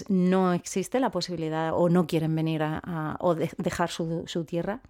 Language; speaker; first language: Spanish; native; Spanish